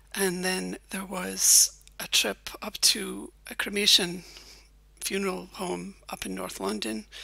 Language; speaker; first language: English; native; English